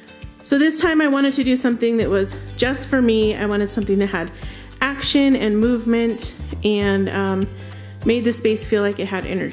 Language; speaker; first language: English; native; English